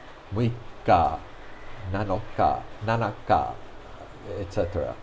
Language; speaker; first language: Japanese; non-native, fluent; English